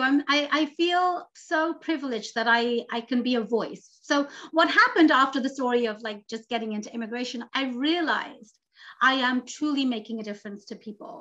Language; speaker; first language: English; native; English